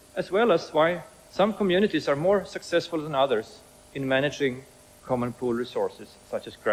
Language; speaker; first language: English; non-native, fluent; Swedish